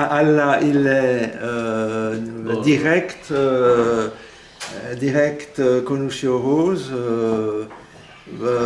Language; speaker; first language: Turkish; non-native, learner; French